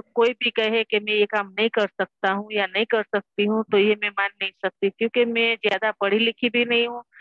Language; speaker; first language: Hindi; non-native, local second language; Gujarati